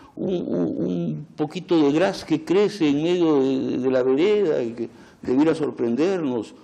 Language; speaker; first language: Spanish; native; Spanish